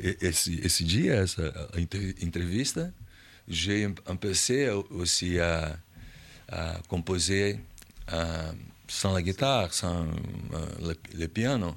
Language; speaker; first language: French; non-native, learner; Portuguese